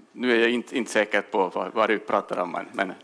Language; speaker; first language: Swedish; non-native, local second language; Finnish